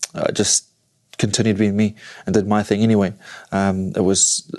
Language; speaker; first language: English; native; English